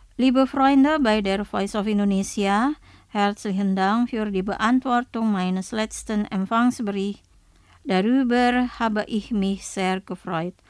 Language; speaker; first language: German; non-native, fluent; Indonesian